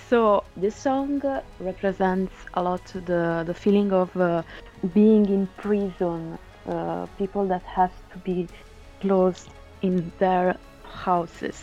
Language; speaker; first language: English; non-native, fluent; Italian